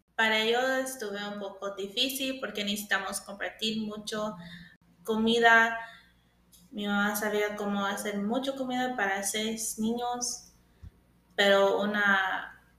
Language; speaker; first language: Spanish; early bilingual, heritage; English